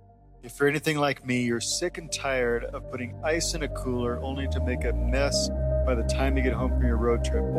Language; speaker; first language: English; native; English